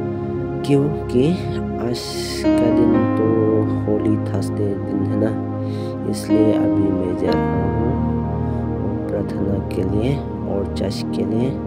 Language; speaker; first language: Hindi; non-native, local second language; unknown